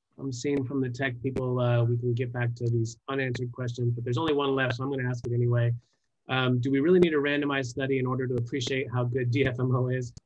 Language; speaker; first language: English; native; English